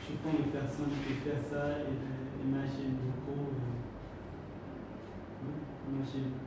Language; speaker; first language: French; non-native, learner; Khmer